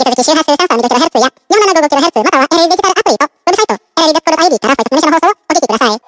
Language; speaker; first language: Japanese; non-native, fluent; Indonesian